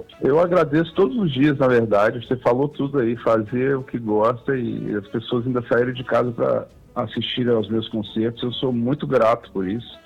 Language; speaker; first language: Portuguese; native; Portuguese